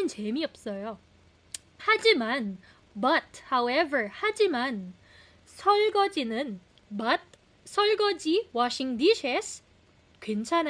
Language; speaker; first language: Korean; non-native, fluent; Filipino